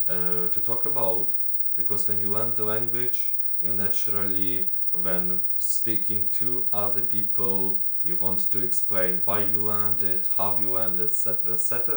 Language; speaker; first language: English; non-native, fluent; Ukrainian